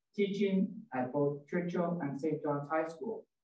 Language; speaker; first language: English; native; English